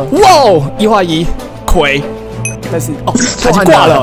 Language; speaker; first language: Chinese; native; Chinese